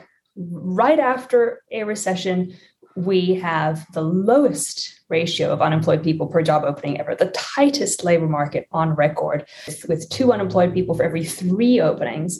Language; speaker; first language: English; native; English